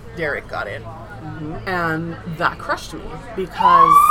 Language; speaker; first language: English; native; English